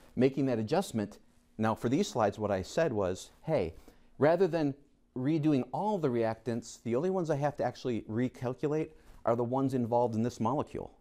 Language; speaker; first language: English; native; English